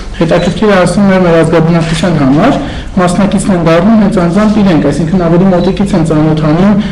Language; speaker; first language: Armenian; native; Armenian